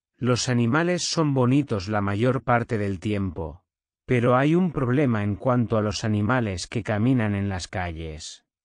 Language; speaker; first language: Spanish; non-native, learner; Turkish